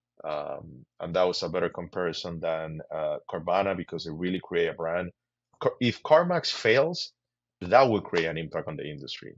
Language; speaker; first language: English; non-native, fluent; Spanish